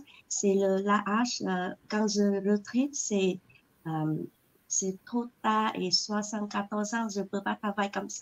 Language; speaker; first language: French; non-native, learner; Vietnamese